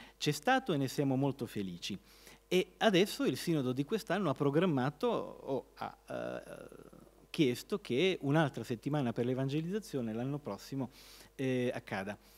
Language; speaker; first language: Italian; native; Italian